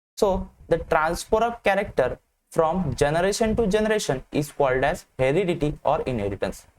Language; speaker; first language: Hindi; non-native, local second language; Marathi